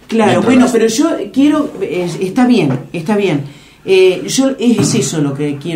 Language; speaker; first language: Spanish; native; Spanish